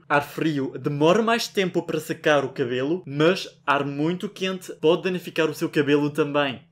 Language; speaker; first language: Portuguese; non-native, fluent; French